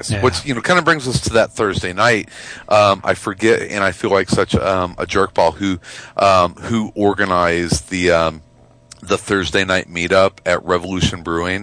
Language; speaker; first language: English; native; English